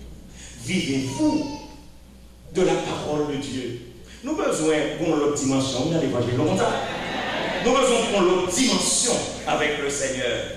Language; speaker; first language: French; non-native, local second language; Haitian Creole